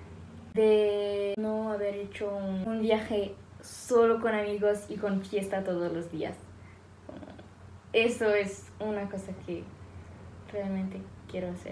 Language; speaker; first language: Spanish; non-native, fluent; French